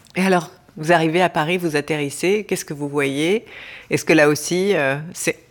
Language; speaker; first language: French; native; French